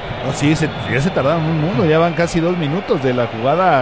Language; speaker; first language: Spanish; native; Spanish